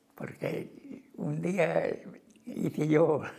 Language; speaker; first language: Spanish; native; Spanish